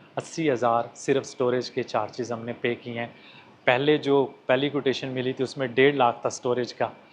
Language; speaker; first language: Urdu; non-native, local second language; Punjabi